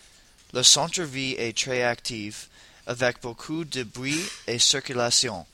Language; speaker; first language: French; non-native, learner; English